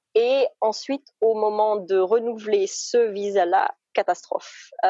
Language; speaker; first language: French; native; French